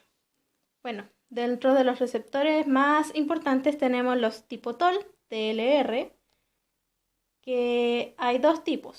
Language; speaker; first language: Spanish; native; Spanish